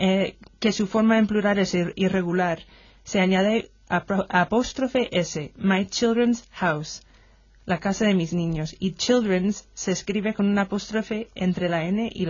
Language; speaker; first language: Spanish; non-native, fluent; English